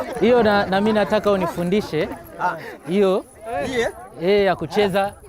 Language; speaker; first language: Swahili; native; Swahili